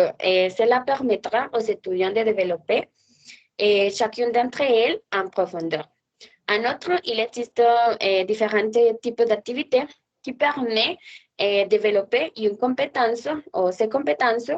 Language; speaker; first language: French; non-native, learner; Spanish